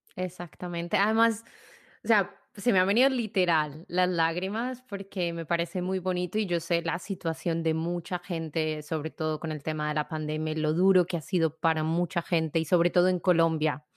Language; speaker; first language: Spanish; native; Spanish